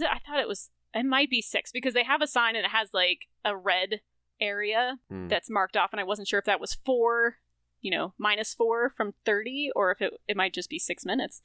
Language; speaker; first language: English; native; English